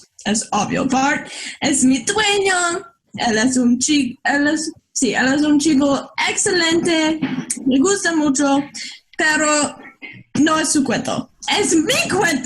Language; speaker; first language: Spanish; non-native, learner; English